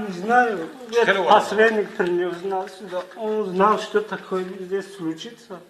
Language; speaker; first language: Russian; non-native, learner; Tajik